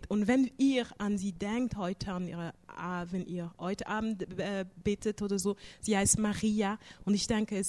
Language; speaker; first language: German; non-native, fluent; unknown